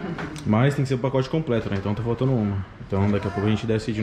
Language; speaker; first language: Portuguese; native; Portuguese